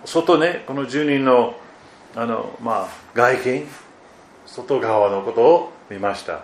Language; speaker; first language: Japanese; non-native, fluent; German